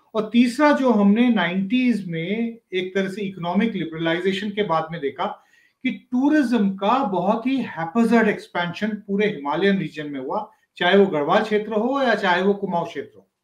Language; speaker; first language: Hindi; native; Hindi